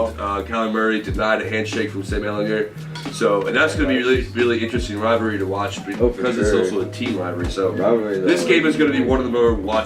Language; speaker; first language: English; native; English